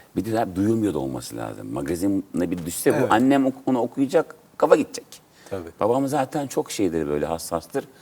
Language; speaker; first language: Turkish; native; Turkish